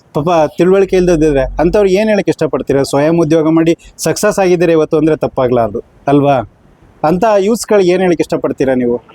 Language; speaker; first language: Kannada; native; Kannada